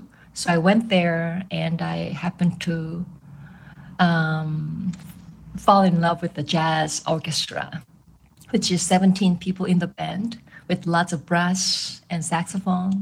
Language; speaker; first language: English; non-native, fluent; Korean